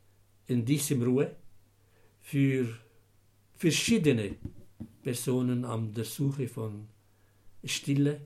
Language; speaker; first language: German; non-native, fluent; Arabic